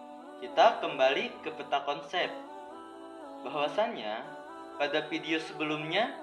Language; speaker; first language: Indonesian; native; Indonesian